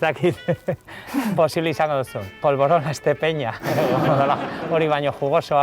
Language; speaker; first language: Basque; non-native, local second language; Spanish